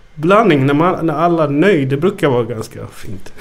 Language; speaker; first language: Swedish; early bilingual, other home language; Amharic